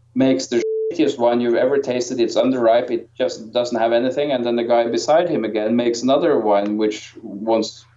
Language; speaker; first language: English; non-native, fluent; Norwegian